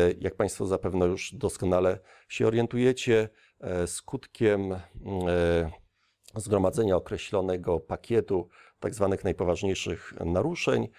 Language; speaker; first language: Polish; native; Polish